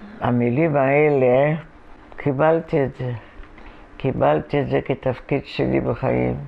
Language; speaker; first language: Hebrew; non-native, fluent; Polish